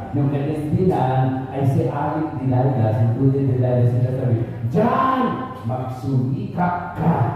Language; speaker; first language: Filipino; non-native, local second language; Cebuano